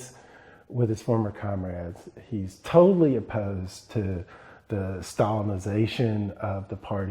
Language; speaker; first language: English; native; English